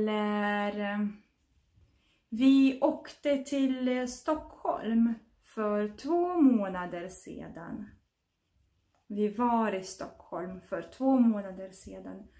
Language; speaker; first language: Swedish; non-native, fluent; Russian